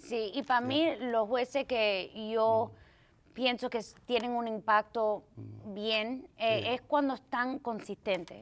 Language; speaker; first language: Spanish; early bilingual, heritage; Spanish